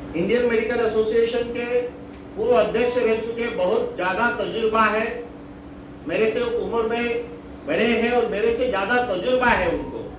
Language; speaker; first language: Hindi; non-native, local second language; Marathi